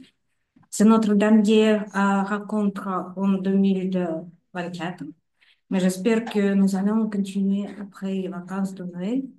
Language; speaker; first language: French; non-native, fluent; Russian